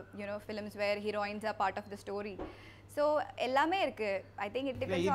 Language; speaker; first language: Tamil; non-native, local second language; Malayalam